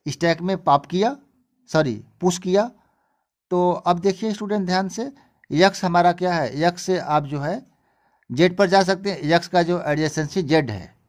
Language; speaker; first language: Hindi; native; Hindi